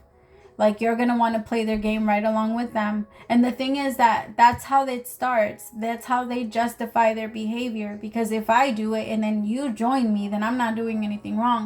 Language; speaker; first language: English; native; English